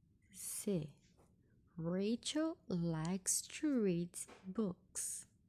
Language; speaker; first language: English; non-native, fluent; Portuguese